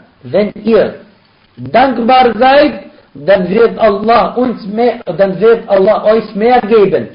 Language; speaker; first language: German; non-native, fluent; Arabic